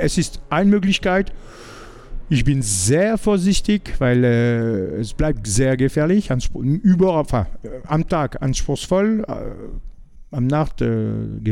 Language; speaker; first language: German; non-native, learner; French